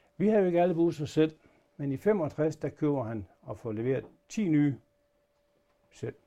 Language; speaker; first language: Danish; native; Danish